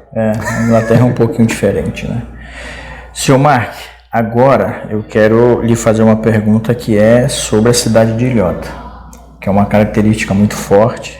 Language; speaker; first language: Portuguese; native; Portuguese